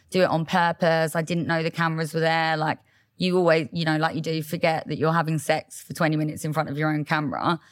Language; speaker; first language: English; native; English